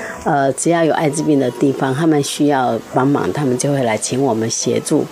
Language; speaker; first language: Chinese; native; Chinese